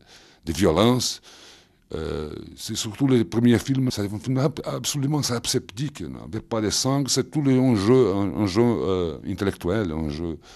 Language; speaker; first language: French; non-native, fluent; Portuguese